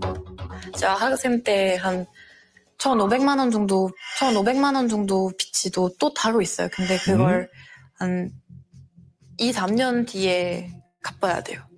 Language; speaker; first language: Korean; non-native, fluent; French